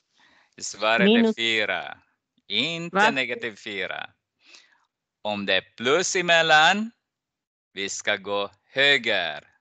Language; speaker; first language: Swedish; non-native, fluent; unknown